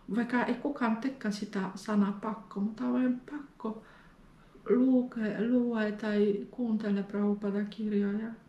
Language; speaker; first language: Finnish; non-native, fluent; Polish